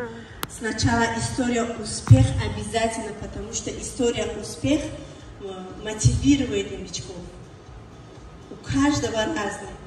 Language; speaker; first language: Russian; non-native, learner; Tajik